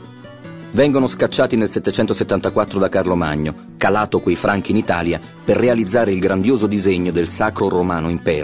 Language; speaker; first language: Italian; native; Italian